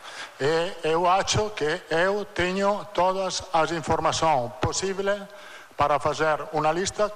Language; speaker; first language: Portuguese; non-native, learner; Italian